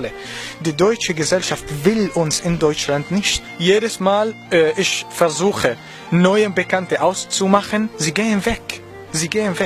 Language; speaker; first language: German; non-native, learner; Arabic